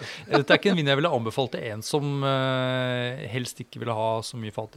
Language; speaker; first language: Norwegian; native; Norwegian